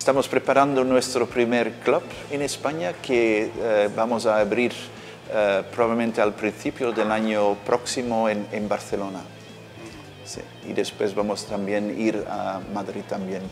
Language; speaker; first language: Spanish; non-native, fluent; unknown